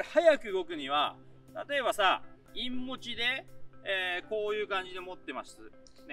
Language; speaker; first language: Japanese; native; Japanese